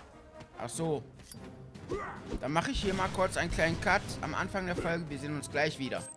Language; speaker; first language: German; native; German